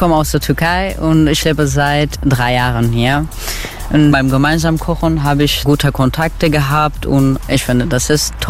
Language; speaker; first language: German; non-native, fluent; Turkish